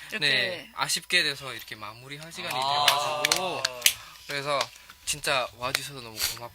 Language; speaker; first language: Korean; non-native, fluent; Indonesian